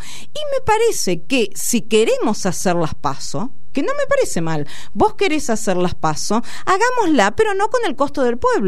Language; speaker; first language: Spanish; native; Spanish